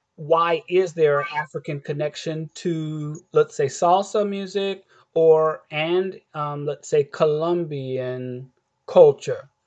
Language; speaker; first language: English; native; English